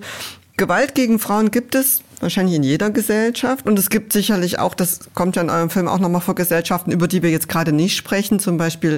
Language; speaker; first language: German; native; German